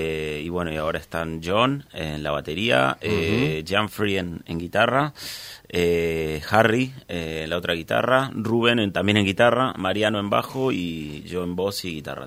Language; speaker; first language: Spanish; native; Spanish